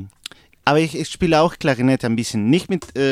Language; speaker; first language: German; non-native, learner; Spanish